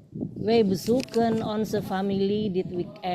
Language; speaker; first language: Dutch; non-native, learner; Indonesian